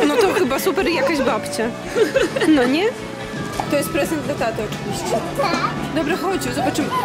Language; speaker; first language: Polish; native; Polish